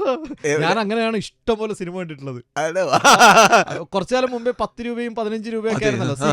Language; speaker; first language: Malayalam; native; Malayalam